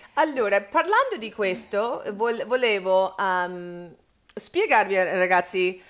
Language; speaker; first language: Italian; non-native, fluent; English